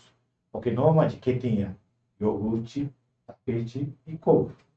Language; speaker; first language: Portuguese; non-native, fluent; Turkish